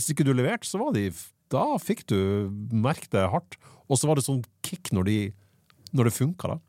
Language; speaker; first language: Norwegian; native; Norwegian